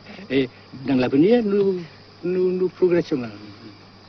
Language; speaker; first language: French; non-native, local second language; Vietnamese